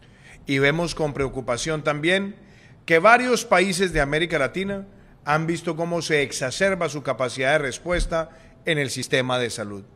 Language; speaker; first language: Spanish; native; Spanish